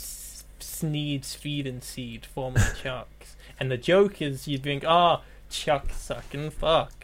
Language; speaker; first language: English; native; English